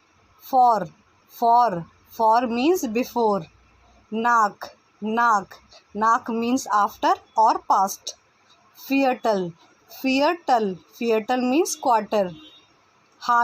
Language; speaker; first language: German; non-native, learner; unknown